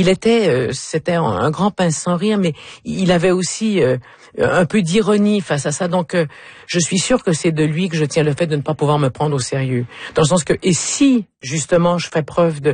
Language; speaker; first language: French; native; French